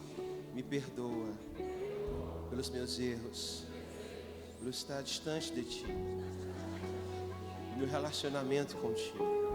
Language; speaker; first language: Portuguese; native; Portuguese